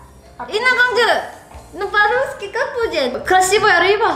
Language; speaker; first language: Russian; non-native, learner; Korean